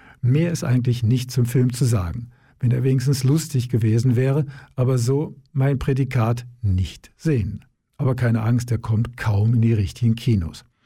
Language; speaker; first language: German; native; German